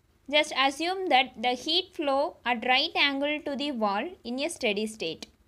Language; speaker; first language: English; non-native, local second language; Tamil